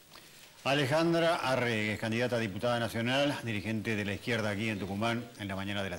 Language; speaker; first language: Spanish; native; Spanish